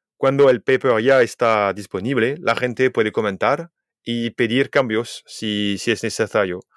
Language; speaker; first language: Spanish; non-native, fluent; French